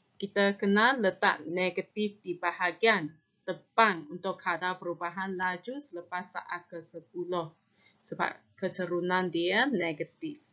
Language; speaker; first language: Malay; non-native, local second language; Chinese